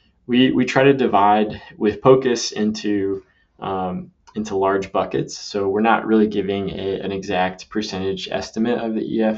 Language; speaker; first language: English; native; English